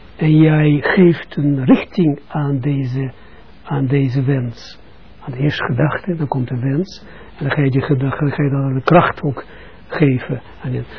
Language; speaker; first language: Dutch; non-native, fluent; Russian